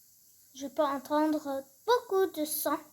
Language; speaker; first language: French; non-native, learner; English